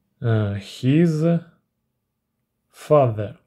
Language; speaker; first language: English; non-native, learner; Russian